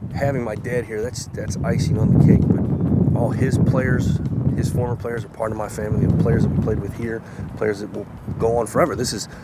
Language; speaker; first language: English; native; English